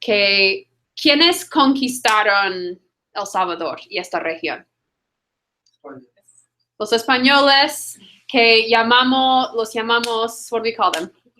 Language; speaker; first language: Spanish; non-native, fluent; English